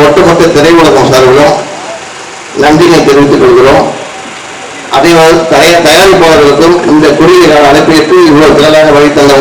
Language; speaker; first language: Tamil; native; Tamil